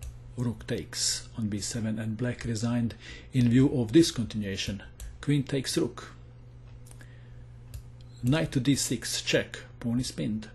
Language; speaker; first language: English; non-native, fluent; Croatian